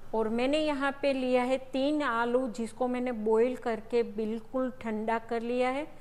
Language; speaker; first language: Hindi; non-native, local second language; Gujarati